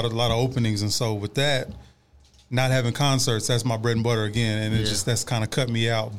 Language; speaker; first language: English; native; English